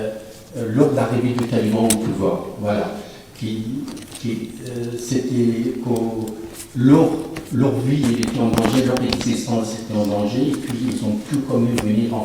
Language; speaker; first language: French; non-native, fluent; Persian